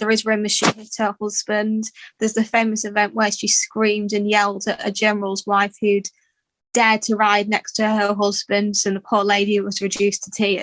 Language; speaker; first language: English; native; English